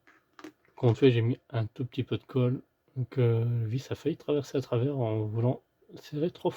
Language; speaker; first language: French; native; French